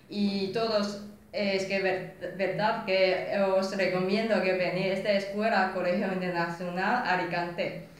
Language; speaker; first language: Spanish; non-native, learner; Chinese